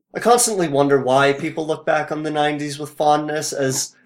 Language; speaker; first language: English; native; English